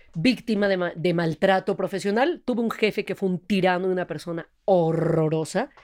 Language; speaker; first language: Spanish; native; Spanish